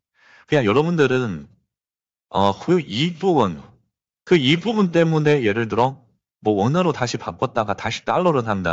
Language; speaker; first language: Korean; native; Korean